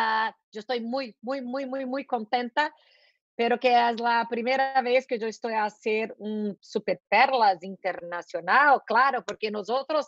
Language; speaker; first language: Spanish; non-native, learner; Portuguese